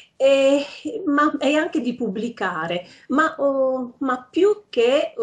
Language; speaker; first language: Italian; native; Italian